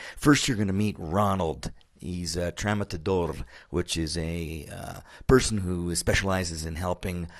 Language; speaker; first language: English; native; English